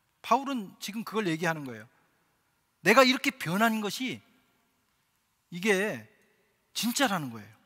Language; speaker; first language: Korean; native; Korean